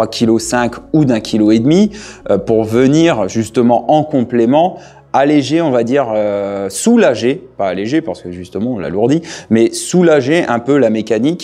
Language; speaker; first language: French; native; French